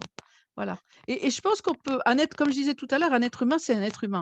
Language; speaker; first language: French; native; French